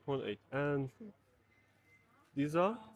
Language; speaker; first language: English; non-native, fluent; Persian